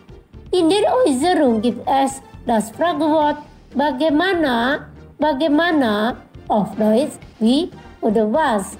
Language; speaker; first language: German; non-native, fluent; Indonesian